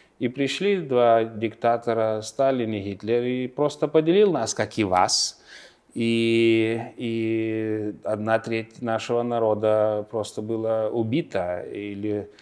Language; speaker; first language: Russian; non-native, local second language; Lithuanian